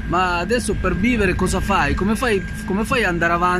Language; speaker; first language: Italian; non-native, fluent; Spanish